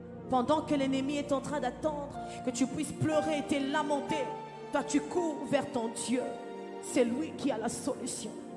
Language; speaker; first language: French; non-native, local second language; Lingala